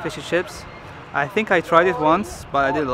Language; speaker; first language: English; non-native, learner; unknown